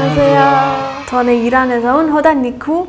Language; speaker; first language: Korean; non-native, learner; Persian